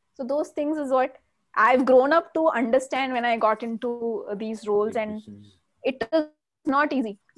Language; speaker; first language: English; non-native, local second language; Malayalam